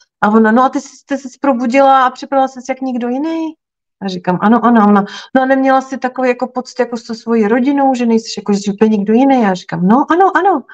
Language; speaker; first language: Czech; native; Czech